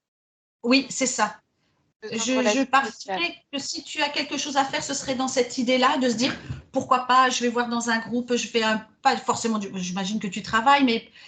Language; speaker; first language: French; native; French